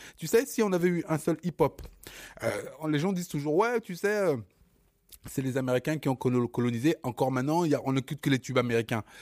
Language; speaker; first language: French; early bilingual, other home language; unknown